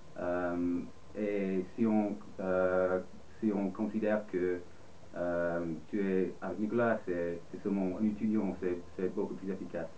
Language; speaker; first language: French; non-native, fluent; English